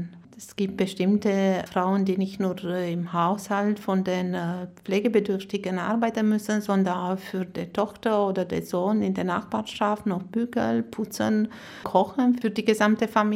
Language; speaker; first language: German; non-native, fluent; Romanian